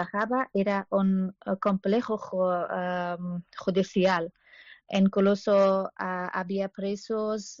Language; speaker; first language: Spanish; non-native, learner; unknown